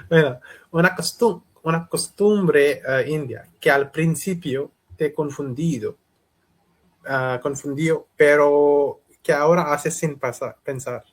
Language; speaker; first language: Spanish; non-native, learner; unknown